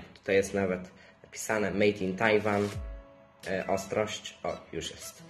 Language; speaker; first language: Polish; native; Polish